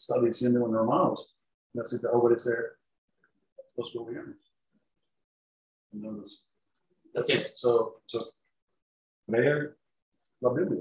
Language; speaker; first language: Spanish; non-native, learner; English